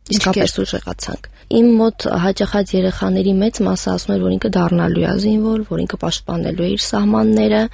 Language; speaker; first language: Armenian; native; Armenian